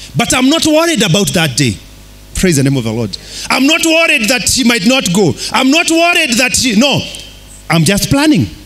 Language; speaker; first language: English; non-native, local second language; Kikuyu